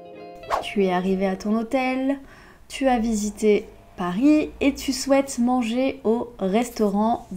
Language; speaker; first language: French; native; French